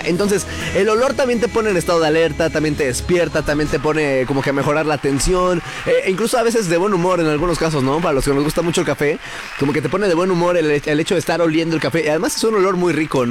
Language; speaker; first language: Spanish; native; Spanish